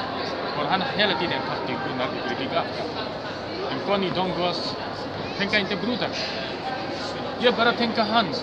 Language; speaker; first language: Swedish; non-native, learner; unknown